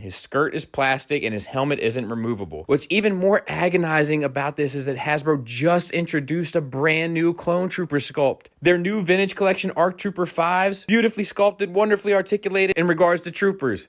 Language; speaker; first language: English; native; English